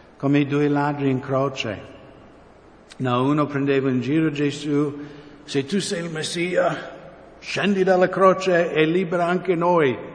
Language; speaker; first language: Italian; non-native, fluent; English